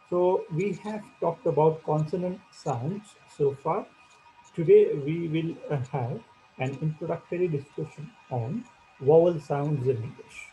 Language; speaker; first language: English; non-native, local second language; Marathi